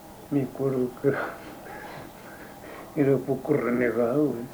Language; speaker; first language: Spanish; native; Spanish